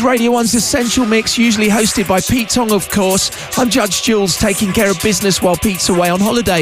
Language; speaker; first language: English; native; English